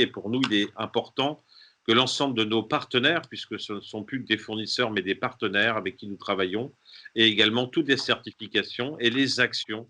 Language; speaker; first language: French; native; French